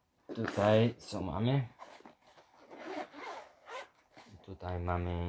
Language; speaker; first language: Polish; non-native, learner; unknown